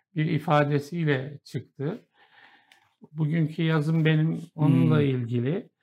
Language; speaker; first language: Turkish; native; Turkish